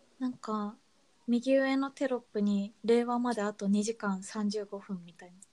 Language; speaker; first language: Japanese; native; Japanese